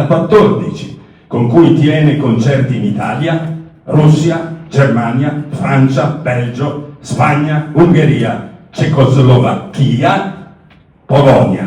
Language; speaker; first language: Italian; native; Italian